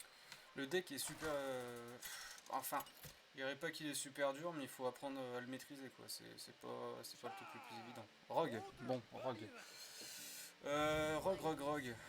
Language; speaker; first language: French; native; French